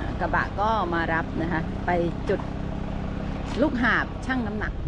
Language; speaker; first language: Thai; native; Thai